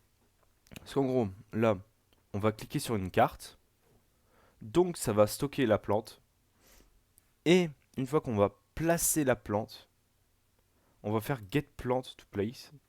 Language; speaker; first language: French; native; French